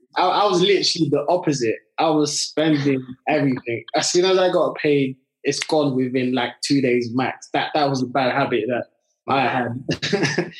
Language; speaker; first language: English; early bilingual, other home language; French